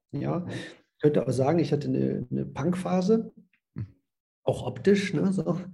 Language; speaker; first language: German; early bilingual, other home language; Russian